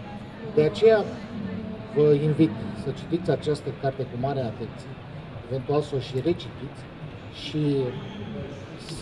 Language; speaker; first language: Romanian; native; Romanian